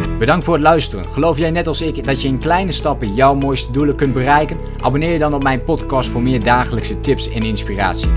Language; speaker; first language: Dutch; native; Dutch